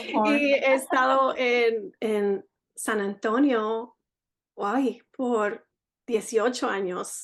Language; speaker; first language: Spanish; early bilingual, heritage; Spanish